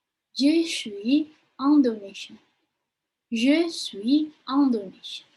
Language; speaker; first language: French; non-native, learner; Indonesian